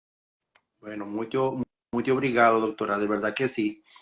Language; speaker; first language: Portuguese; non-native, learner; Spanish